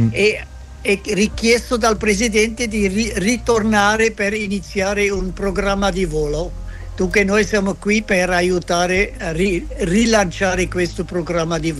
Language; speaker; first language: Italian; non-native, fluent; French